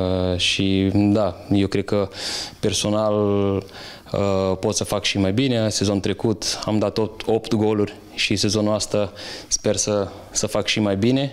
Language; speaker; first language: Romanian; non-native, fluent; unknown